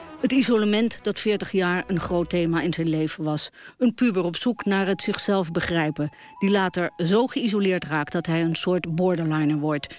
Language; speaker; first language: Dutch; native; Dutch